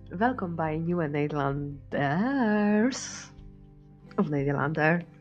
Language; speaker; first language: Dutch; non-native, learner; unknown